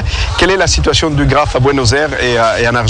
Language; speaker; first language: French; native; French